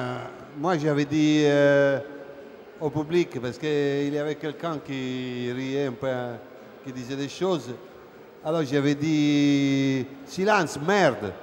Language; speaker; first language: French; non-native, fluent; Italian